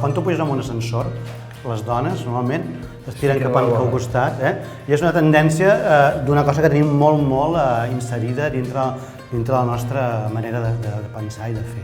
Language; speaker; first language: Catalan; native; Catalan